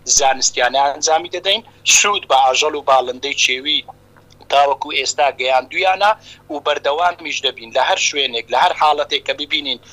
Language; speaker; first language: Central Kurdish; native; Central Kurdish